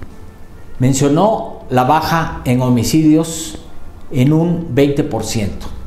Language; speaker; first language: Spanish; native; Spanish